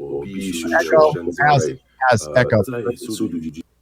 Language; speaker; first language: Chinese; non-native, learner; English